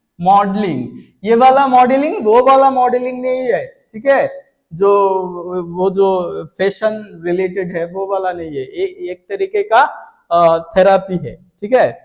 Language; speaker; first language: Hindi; non-native, local second language; Bangla